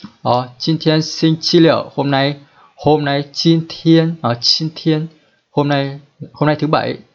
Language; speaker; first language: Chinese; non-native, fluent; Vietnamese